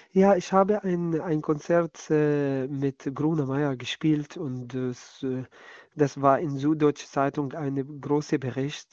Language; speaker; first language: German; non-native, learner; Arabic